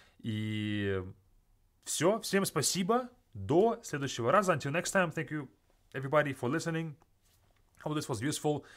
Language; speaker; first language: Russian; native; Russian